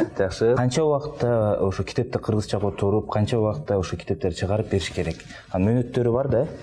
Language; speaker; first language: Kyrgyz; native; Kyrgyz